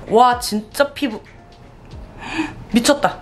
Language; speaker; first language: Korean; native; Korean